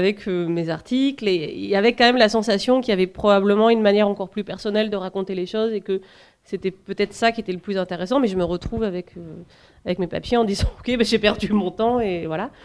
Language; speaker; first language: French; native; French